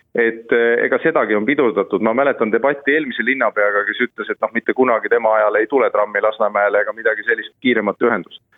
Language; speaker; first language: Estonian; native; Estonian